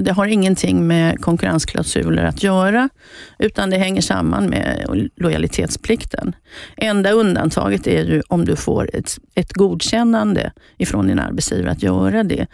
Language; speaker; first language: Swedish; native; Swedish